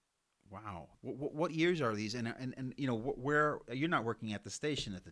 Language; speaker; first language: English; non-native, fluent; Spanish